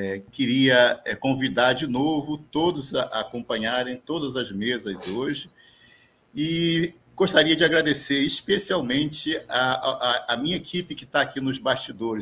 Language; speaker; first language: Portuguese; native; Portuguese